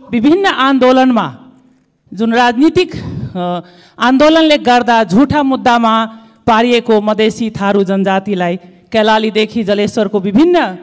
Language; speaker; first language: Nepali; non-native, local second language; Dangaura Tharu